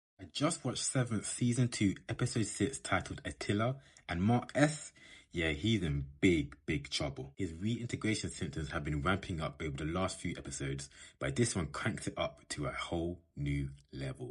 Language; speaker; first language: English; native; English